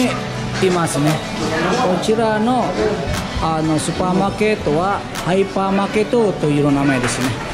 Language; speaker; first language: Japanese; non-native, fluent; Balinese